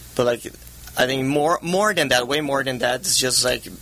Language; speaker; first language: English; non-native, fluent; Portuguese